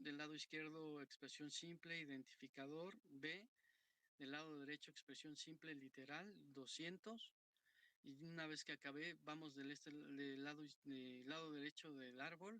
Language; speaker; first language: Spanish; native; Spanish